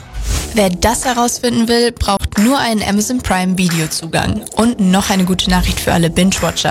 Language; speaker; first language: German; native; German